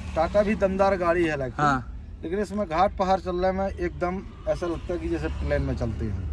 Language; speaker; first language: Hindi; native; Hindi